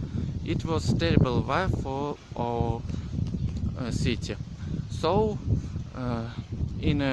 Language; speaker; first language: English; non-native, learner; Russian